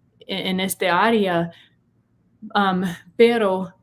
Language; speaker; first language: Spanish; non-native, learner; English